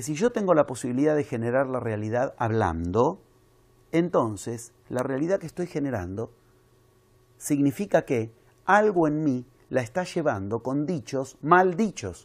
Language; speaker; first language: Spanish; native; Spanish